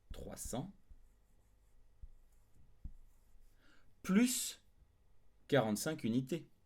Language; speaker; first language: French; native; French